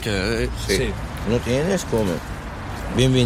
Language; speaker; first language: Spanish; non-native, learner; Arabic